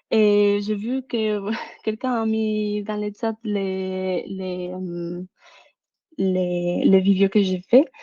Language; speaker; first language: French; non-native, fluent; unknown